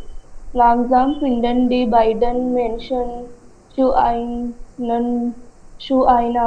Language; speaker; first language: German; non-native, learner; Hindi